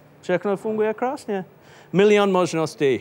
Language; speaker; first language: Czech; non-native, fluent; English